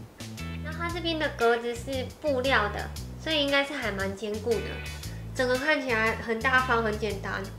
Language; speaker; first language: Chinese; native; Chinese